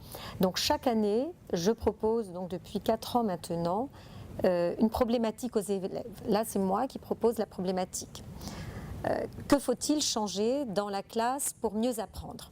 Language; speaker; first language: French; native; French